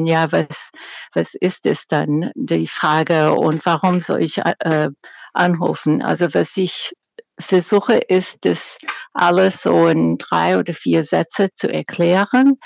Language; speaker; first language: German; non-native, fluent; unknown